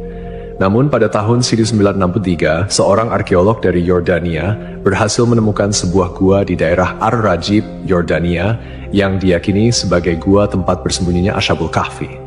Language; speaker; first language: Indonesian; native; Indonesian